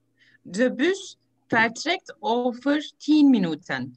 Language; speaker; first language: Dutch; non-native, learner; Turkish